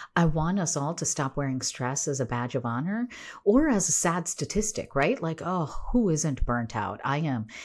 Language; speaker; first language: English; native; English